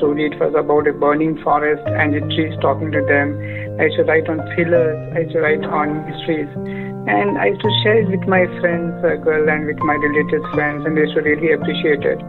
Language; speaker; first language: English; non-native, local second language; Odia